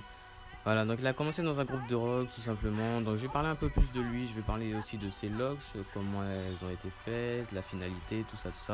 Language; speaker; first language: French; native; French